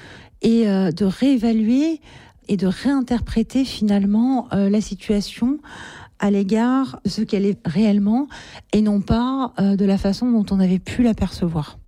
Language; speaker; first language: French; native; French